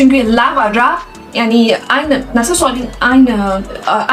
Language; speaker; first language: Turkish; non-native, learner; Chinese